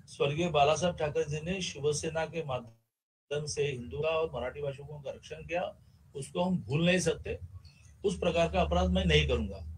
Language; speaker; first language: Hindi; non-native, local second language; Marathi